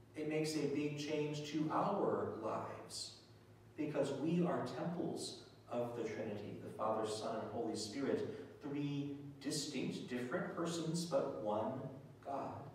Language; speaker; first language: English; native; English